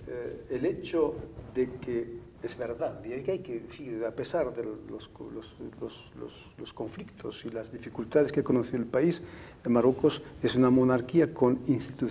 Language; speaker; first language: Spanish; non-native, fluent; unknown